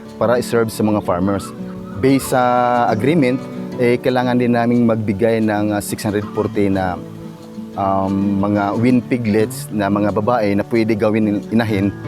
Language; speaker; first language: Filipino; non-native, local second language; Waray